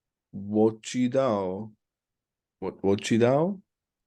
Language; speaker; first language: Chinese; non-native, learner; English